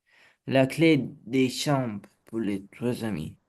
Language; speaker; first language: French; non-native, learner; Romanian